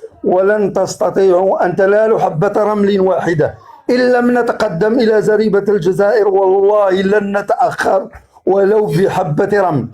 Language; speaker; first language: Arabic; native; Arabic